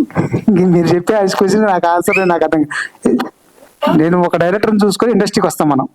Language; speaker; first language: Telugu; native; Telugu